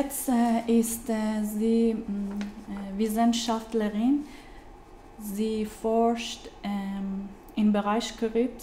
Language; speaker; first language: German; non-native, learner; Persian